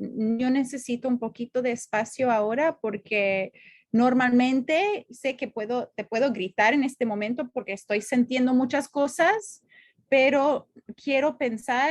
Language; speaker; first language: Spanish; non-native, fluent; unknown